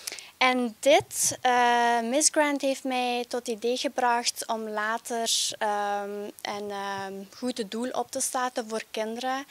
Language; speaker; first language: Dutch; early bilingual, other home language; Albanian